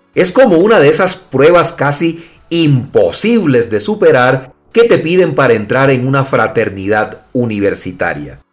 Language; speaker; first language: Spanish; native; Spanish